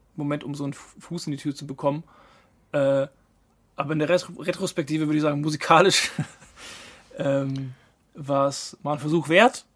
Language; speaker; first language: German; native; German